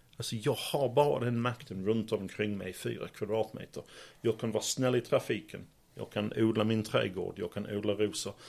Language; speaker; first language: Swedish; non-native, fluent; English